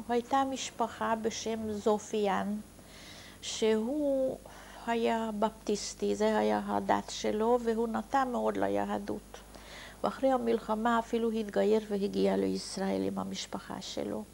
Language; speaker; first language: Hebrew; non-native, fluent; Hungarian